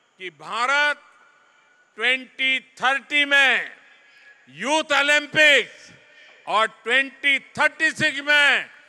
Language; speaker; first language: Hindi; non-native, local second language; Gujarati